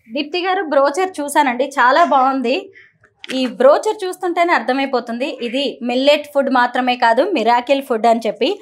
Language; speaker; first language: Telugu; native; Telugu